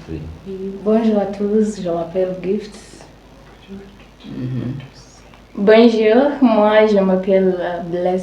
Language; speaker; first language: French; non-native, learner; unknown